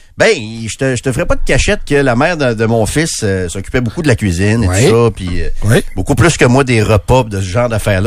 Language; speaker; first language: French; native; French